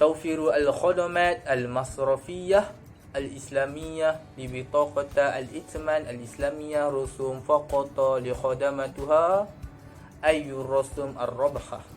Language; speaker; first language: Arabic; non-native, learner; Malay